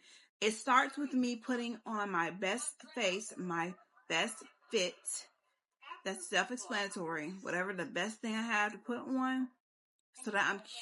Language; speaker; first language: English; native; English